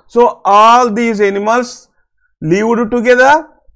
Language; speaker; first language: English; non-native, local second language; Telugu